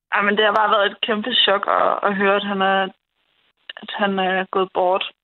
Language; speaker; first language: Danish; native; Danish